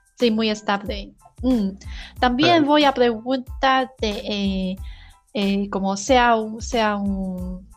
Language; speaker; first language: Spanish; non-native, learner; Chinese